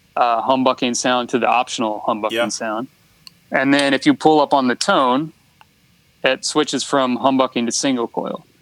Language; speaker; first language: English; native; English